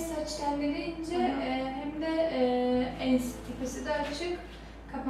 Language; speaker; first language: Turkish; native; Turkish